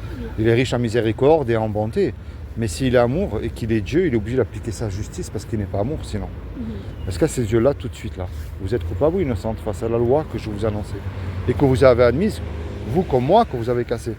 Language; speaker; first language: French; native; French